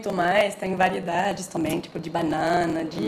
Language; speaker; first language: Portuguese; non-native, fluent; French